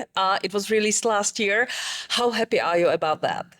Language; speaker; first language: English; non-native, fluent; Czech